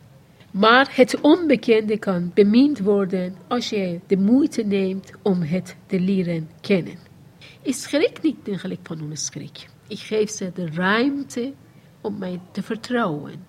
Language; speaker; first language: Dutch; non-native, fluent; Persian